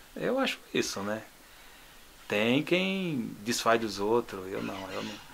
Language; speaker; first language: Portuguese; native; Portuguese